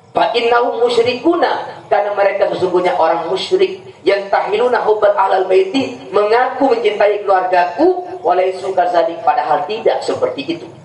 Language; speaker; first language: Malay; non-native, local second language; Achinese